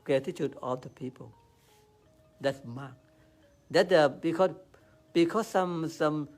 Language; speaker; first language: English; non-native, learner; Thai